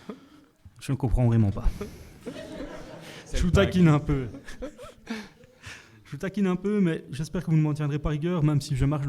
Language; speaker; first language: French; native; French